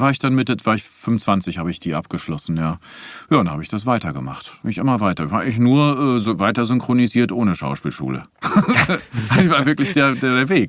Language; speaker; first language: German; native; German